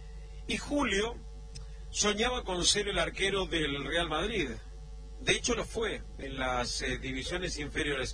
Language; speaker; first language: Spanish; native; Spanish